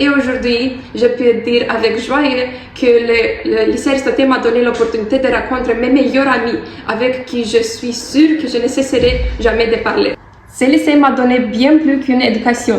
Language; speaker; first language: French; non-native, learner; Romanian